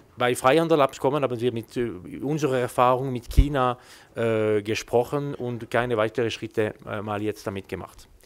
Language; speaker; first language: German; non-native, local second language; French